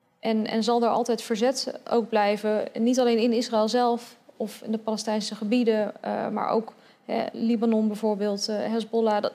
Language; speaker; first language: Dutch; native; Dutch